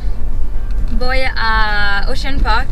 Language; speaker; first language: Spanish; non-native, fluent; French